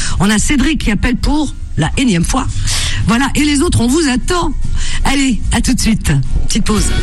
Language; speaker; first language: French; native; French